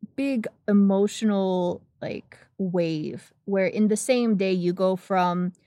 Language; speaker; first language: English; native; English